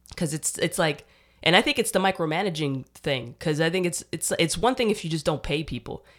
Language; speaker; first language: English; native; English